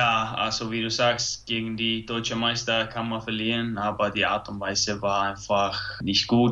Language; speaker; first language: German; non-native, fluent; Icelandic